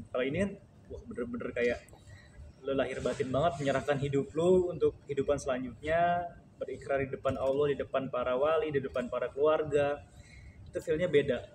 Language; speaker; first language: Indonesian; native; Indonesian